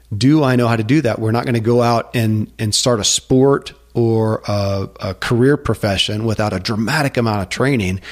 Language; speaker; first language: English; native; English